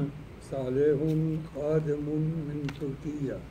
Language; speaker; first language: Arabic; non-native, learner; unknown